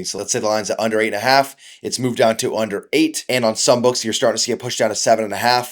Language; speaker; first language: English; native; English